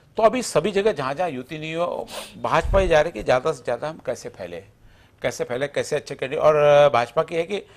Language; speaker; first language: Hindi; native; Hindi